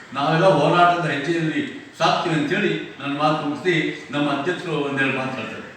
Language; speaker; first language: Kannada; non-native, local second language; Lambadi